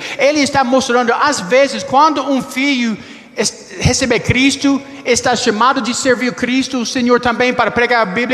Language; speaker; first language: Portuguese; non-native, learner; English